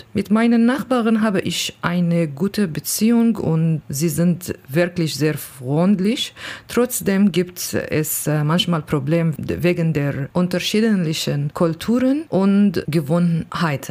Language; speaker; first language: German; non-native, learner; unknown